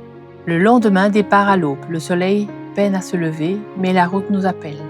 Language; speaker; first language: French; native; French